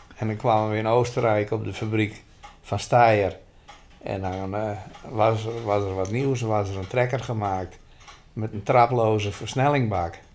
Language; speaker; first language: Dutch; non-native, local second language; Western Frisian